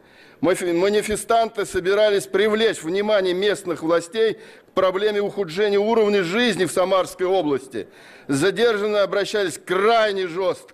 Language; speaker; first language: Russian; native; Russian